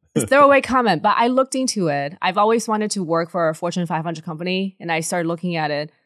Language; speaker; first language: English; early bilingual, other home language; Chinese